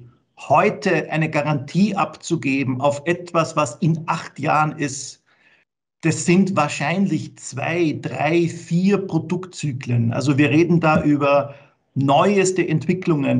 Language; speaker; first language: German; native; German